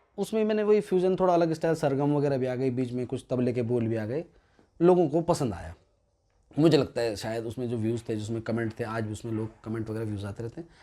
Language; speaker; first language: Hindi; non-native, local second language; Garhwali